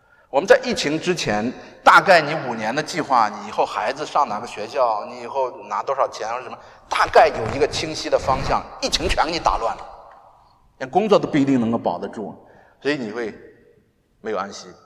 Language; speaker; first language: Chinese; native; Chinese